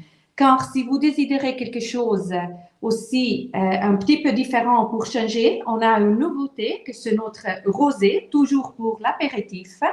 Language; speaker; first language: French; non-native, local second language; Italian